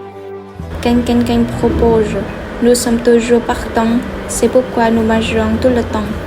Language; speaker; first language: French; non-native, learner; Vietnamese